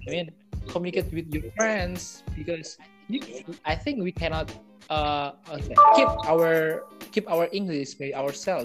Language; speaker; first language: English; non-native, learner; Indonesian